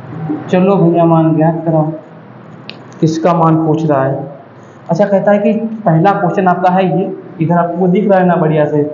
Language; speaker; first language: Hindi; native; Hindi